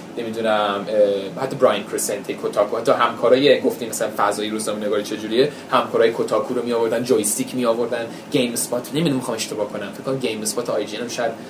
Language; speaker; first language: Persian; early bilingual, heritage; Persian